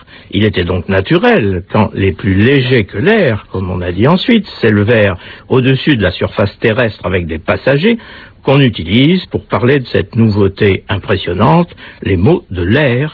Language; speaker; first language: French; native; French